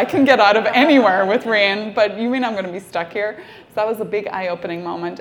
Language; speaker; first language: English; native; English